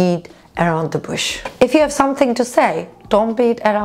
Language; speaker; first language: English; non-native, fluent; Turkish